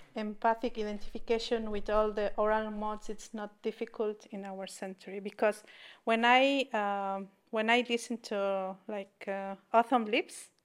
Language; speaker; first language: English; non-native, learner; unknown